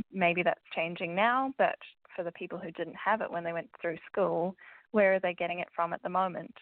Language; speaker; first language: English; native; English